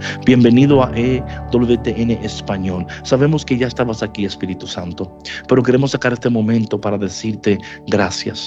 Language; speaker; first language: Spanish; native; Spanish